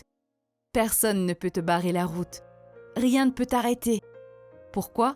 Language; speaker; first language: French; native; French